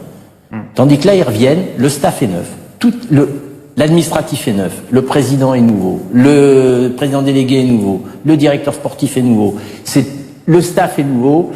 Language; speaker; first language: French; native; French